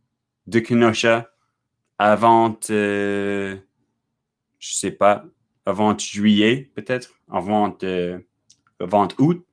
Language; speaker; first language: French; non-native, learner; English